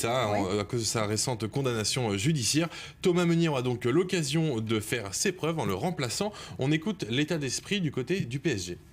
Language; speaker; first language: French; native; French